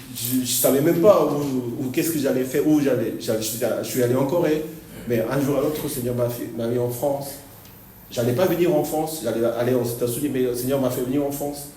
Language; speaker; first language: French; non-native, fluent; Korean